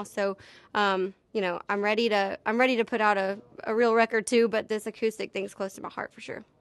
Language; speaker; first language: English; native; English